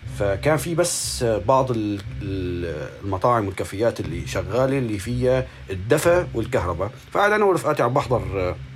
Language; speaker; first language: Arabic; native; Arabic